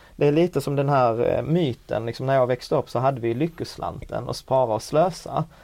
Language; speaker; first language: Swedish; early bilingual, other home language; Czech